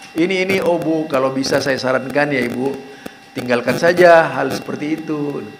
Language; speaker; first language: Indonesian; non-native, local second language; Madurese